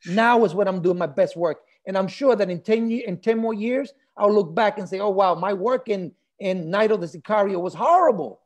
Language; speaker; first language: English; early bilingual, other home language; Spanish